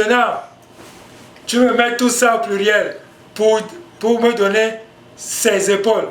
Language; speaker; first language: French; non-native, local second language; Basaa